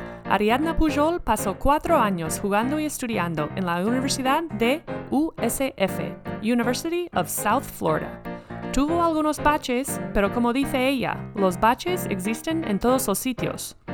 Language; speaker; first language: Spanish; non-native, fluent; English